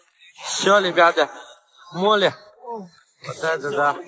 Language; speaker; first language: Russian; non-native, learner; Chinese